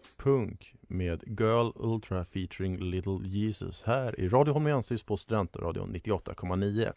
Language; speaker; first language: Swedish; native; Swedish